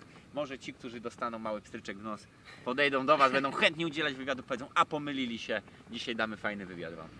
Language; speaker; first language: Polish; native; Polish